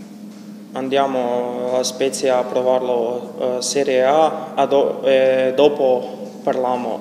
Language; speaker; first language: Italian; non-native, learner; Croatian